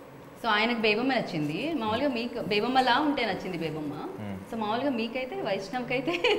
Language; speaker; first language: Telugu; native; Telugu